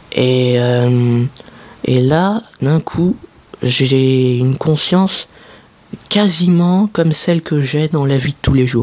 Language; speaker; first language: French; native; French